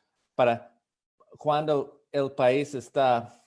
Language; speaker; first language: Spanish; non-native, fluent; English